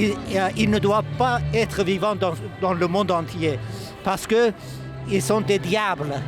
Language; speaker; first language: French; non-native, fluent; Persian